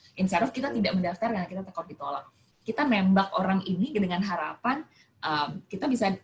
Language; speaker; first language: Malay; non-native, local second language; Javanese